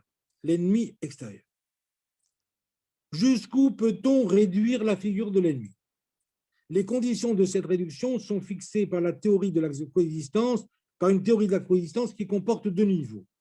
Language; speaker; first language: French; native; French